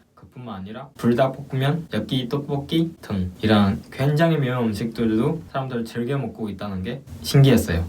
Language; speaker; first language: Korean; non-native, fluent; Chinese